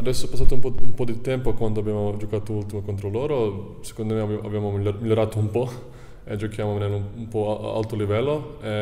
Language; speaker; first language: Italian; non-native, fluent; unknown